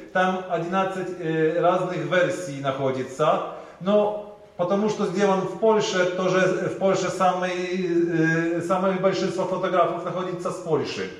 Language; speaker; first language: Russian; non-native, learner; Polish